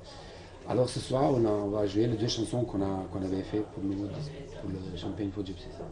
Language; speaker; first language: French; non-native, fluent; Serbian